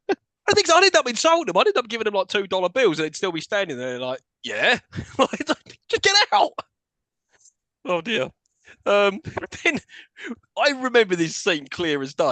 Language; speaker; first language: English; native; English